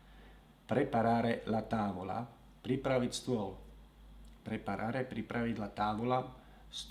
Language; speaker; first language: Italian; non-native, fluent; Slovak